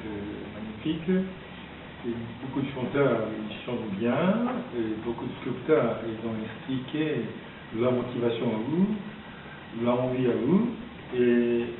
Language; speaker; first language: French; non-native, fluent; Japanese